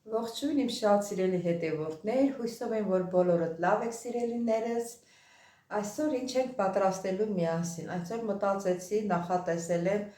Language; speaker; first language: Armenian; native; Armenian